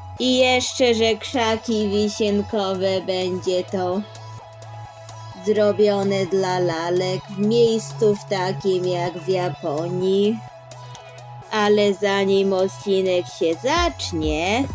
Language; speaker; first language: Polish; early bilingual, heritage; Polish